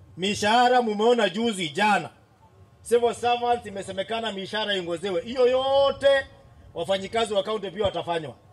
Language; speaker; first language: Swahili; non-native, local second language; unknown